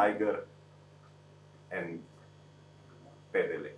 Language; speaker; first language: English; non-native, learner; Romanian